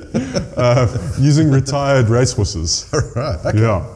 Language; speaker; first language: English; native; English